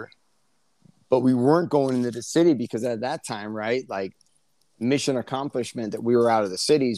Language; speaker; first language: English; native; English